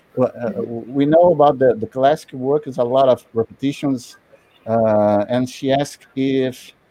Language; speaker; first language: English; non-native, learner; Portuguese